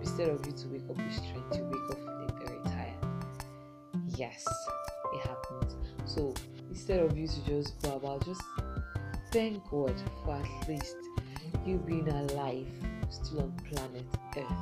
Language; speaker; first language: English; non-native, local second language; Igbo